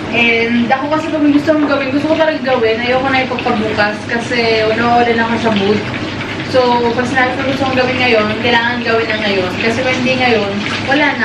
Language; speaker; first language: Filipino; native; Filipino